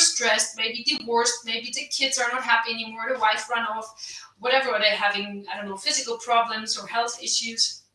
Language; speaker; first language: English; non-native, fluent; German